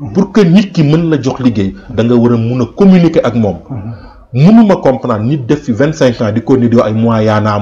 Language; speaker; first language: Wolof; non-native, local second language; Fula